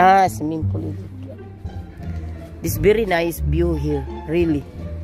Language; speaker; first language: English; non-native, local second language; Filipino